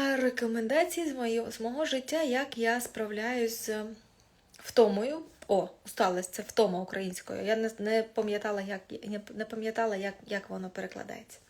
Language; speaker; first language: Ukrainian; non-native, local second language; Russian